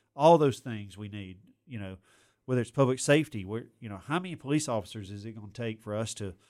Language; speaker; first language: English; native; English